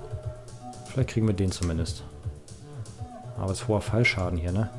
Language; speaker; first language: German; native; German